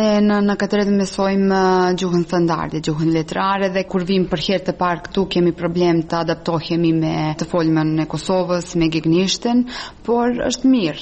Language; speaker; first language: Albanian; non-native, fluent; Serbian